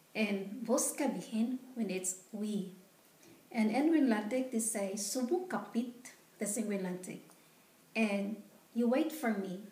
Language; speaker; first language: English; non-native, local second language; Filipino